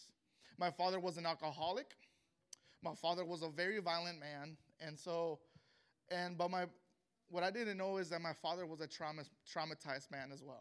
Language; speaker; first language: English; native; English